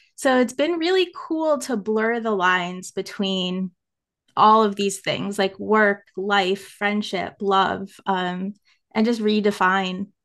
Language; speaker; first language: English; native; English